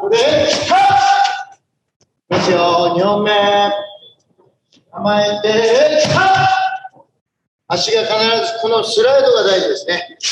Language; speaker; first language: Japanese; native; Japanese